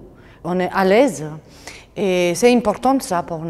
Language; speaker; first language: French; non-native, learner; Romanian